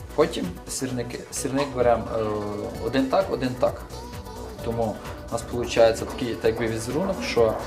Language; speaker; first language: Ukrainian; native; Ukrainian